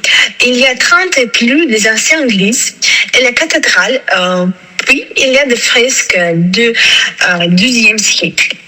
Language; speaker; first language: French; non-native, fluent; Russian